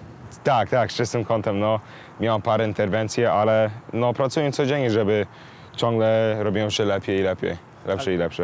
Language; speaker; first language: Polish; early bilingual, heritage; English